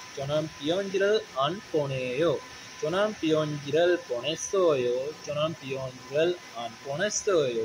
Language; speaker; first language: Korean; non-native, learner; Sinhala